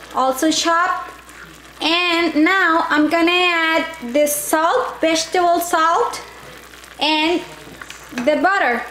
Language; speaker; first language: English; non-native, fluent; Spanish